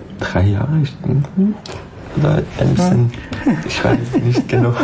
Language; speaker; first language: German; non-native, learner; Persian